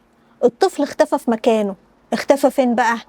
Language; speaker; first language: Arabic; native; Arabic